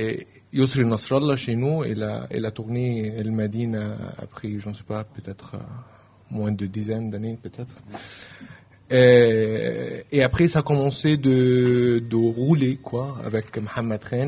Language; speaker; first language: French; non-native, learner; Arabic